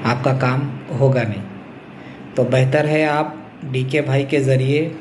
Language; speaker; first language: Hindi; non-native, local second language; Urdu